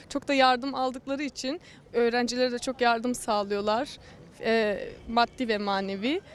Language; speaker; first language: Turkish; early bilingual, heritage; Turkish